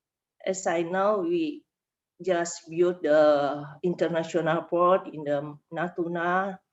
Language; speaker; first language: English; non-native, learner; Indonesian